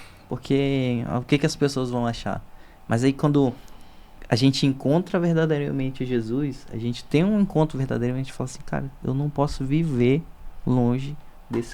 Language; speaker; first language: Portuguese; native; Portuguese